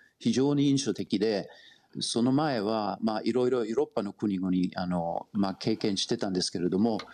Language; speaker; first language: Japanese; non-native, fluent; German